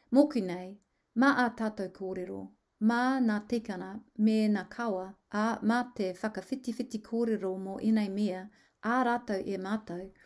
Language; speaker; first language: Māori; non-native, local second language; English